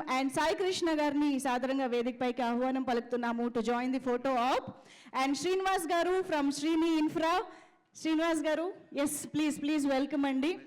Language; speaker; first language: Telugu; native; Telugu